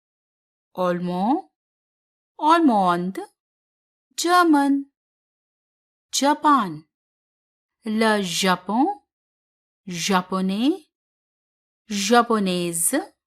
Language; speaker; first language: French; non-native, fluent; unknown